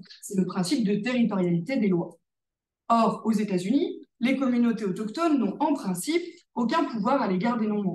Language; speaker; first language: French; native; French